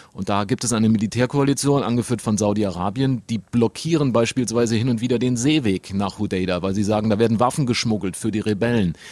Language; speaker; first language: German; native; German